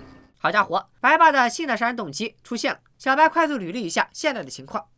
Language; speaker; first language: Chinese; native; Chinese